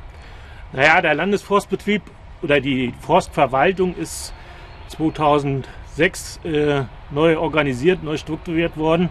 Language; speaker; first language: German; native; German